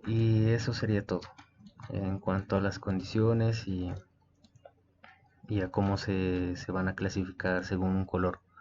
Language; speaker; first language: Spanish; native; Spanish